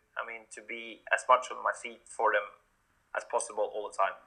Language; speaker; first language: English; non-native, fluent; Norwegian